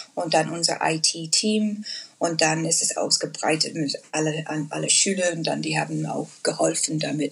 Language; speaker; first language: German; non-native, learner; English